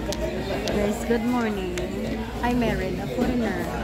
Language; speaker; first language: English; non-native, local second language; Hiligaynon